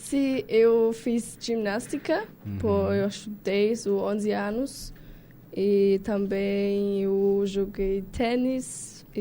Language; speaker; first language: Portuguese; non-native, learner; German